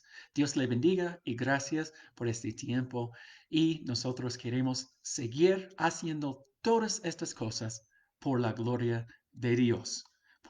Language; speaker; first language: Spanish; non-native, fluent; English